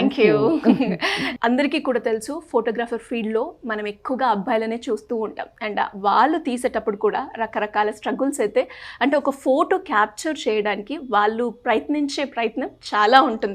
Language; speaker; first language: Telugu; native; Telugu